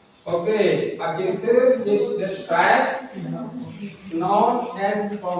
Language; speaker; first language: English; non-native, learner; Indonesian